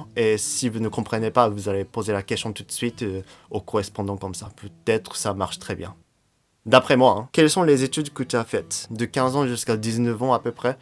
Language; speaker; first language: French; non-native, fluent; Japanese